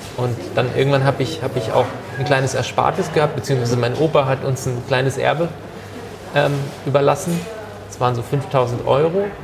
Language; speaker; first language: German; early bilingual, other home language; Turkish